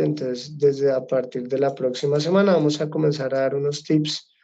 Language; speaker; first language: Spanish; native; Spanish